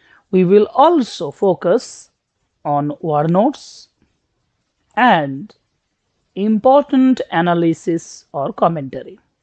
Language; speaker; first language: English; non-native, local second language; Bangla